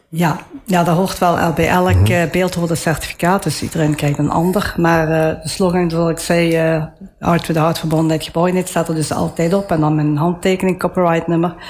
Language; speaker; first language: Dutch; early bilingual, other home language; Italian